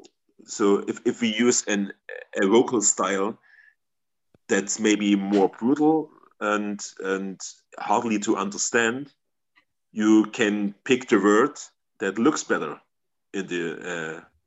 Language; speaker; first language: English; non-native, fluent; German